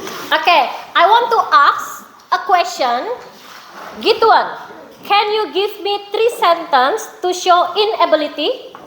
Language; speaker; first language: English; non-native, fluent; Indonesian